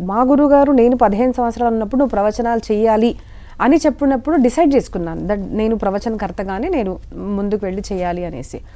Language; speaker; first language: Telugu; non-native, local second language; Marathi